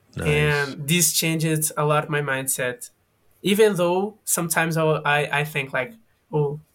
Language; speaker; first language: English; non-native, learner; Portuguese